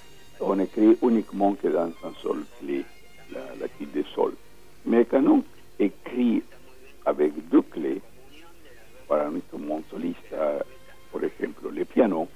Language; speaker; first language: French; non-native, fluent; Spanish